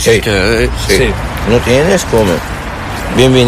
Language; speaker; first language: Spanish; non-native, learner; Arabic